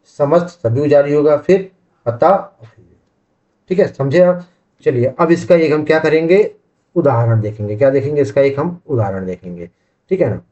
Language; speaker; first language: Hindi; native; Hindi